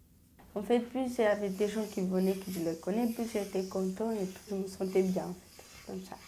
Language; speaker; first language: French; non-native, learner; Romanian